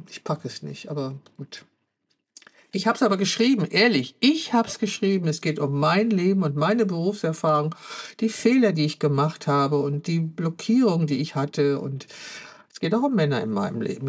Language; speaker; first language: German; native; German